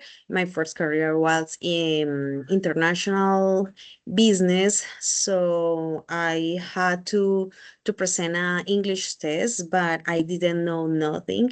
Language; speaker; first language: English; non-native, learner; Spanish